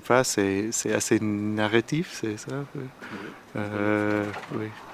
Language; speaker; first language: French; non-native, learner; English